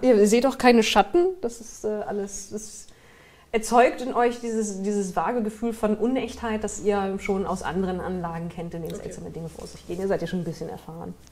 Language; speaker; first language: German; native; German